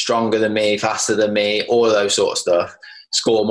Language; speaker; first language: English; native; English